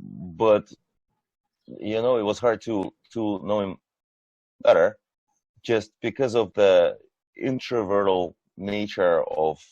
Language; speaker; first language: English; non-native, fluent; Russian